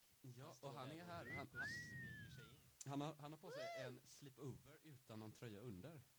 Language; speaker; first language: Swedish; native; Swedish